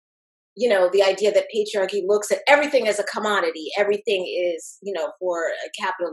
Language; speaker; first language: English; native; English